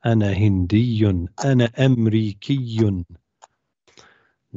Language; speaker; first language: Arabic; non-native, fluent; English